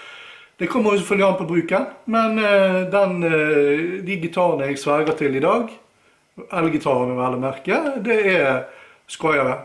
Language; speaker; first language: Norwegian; native; Norwegian